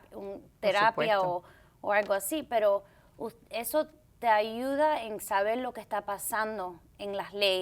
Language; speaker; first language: Spanish; early bilingual, heritage; Spanish